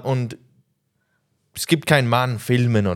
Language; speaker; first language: German; non-native, learner; English